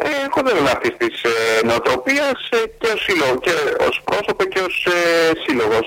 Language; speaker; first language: Greek; native; Greek